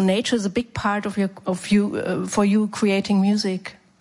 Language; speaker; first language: English; non-native, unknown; German